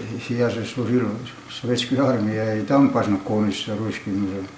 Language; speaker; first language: Russian; non-native, fluent; Estonian